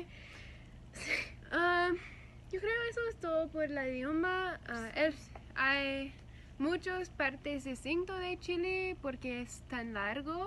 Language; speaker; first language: Spanish; non-native, learner; English